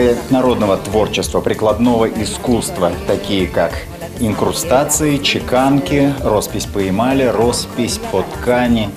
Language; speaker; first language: Russian; native; Russian